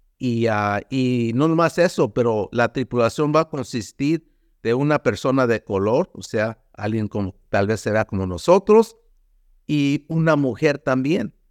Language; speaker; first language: Spanish; early bilingual, heritage; Spanish